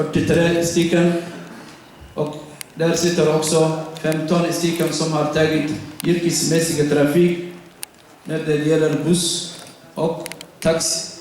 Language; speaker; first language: Swedish; non-native, fluent; Somali